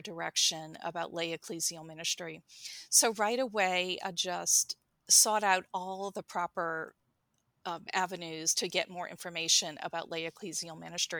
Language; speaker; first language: English; native; English